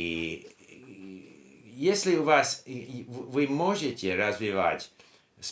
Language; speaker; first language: Russian; non-native, learner; English